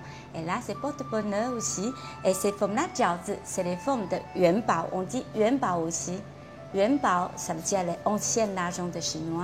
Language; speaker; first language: French; non-native, fluent; Chinese